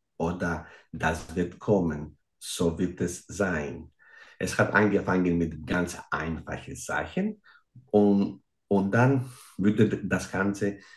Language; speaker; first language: German; non-native, fluent; Greek